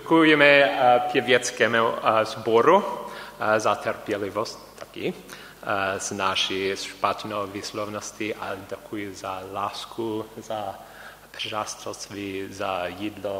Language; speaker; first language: Czech; non-native, learner; English